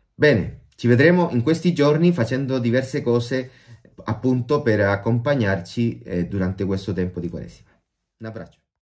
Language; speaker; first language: Italian; non-native, fluent; Spanish